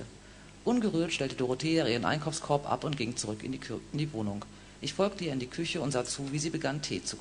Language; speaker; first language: German; native; German